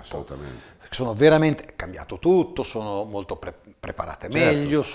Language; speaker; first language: Italian; native; Italian